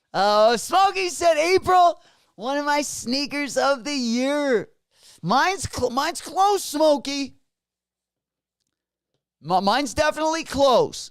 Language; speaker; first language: English; native; English